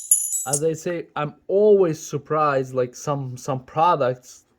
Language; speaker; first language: English; non-native, local second language; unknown